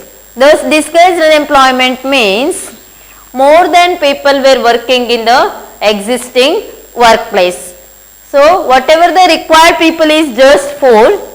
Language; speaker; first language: English; non-native, local second language; Kannada